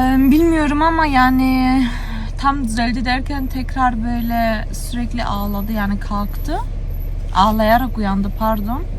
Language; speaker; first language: Turkish; early bilingual, heritage; Turkish